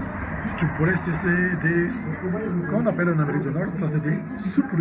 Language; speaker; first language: French; non-native, fluent; Bulgarian